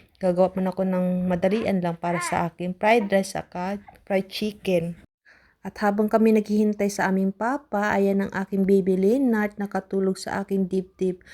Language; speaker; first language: Filipino; non-native, local second language; Cebuano